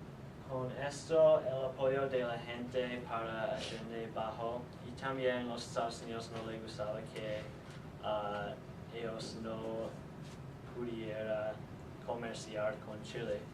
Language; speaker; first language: Spanish; non-native, learner; English